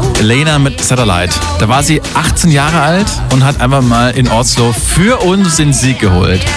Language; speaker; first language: German; native; German